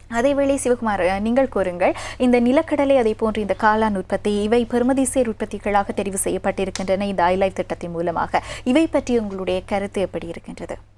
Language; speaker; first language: Tamil; native; Tamil